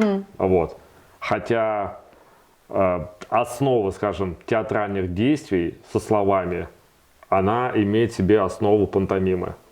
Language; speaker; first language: Russian; native; Russian